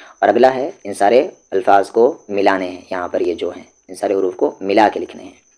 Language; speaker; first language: Urdu; native; Urdu